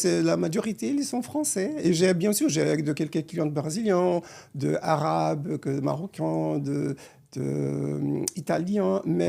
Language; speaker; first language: French; non-native, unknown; Portuguese